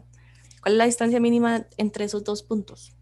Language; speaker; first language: Spanish; native; Spanish